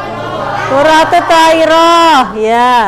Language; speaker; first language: Arabic; non-native, fluent; Indonesian